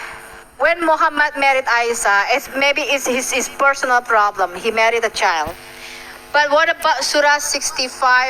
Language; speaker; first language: English; non-native, fluent; Indonesian